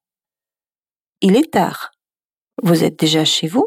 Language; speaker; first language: French; non-native, fluent; Russian